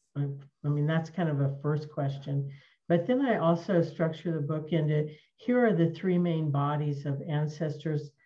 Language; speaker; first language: English; native; English